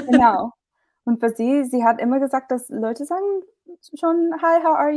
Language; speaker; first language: German; non-native, fluent; English